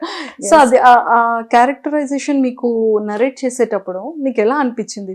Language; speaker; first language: Telugu; native; Telugu